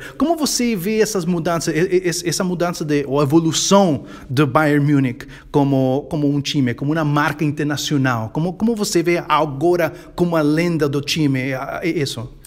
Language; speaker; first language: Portuguese; non-native, fluent; Spanish